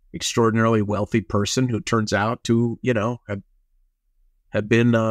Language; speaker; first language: English; native; English